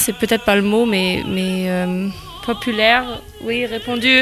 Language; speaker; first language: French; non-native, fluent; German